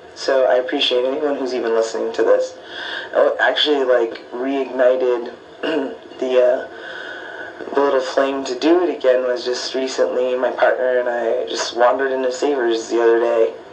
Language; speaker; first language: English; native; English